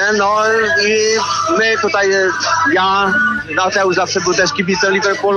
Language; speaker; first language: Polish; early bilingual, heritage; Polish